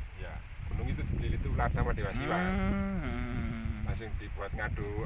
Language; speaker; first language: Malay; non-native, local second language; Javanese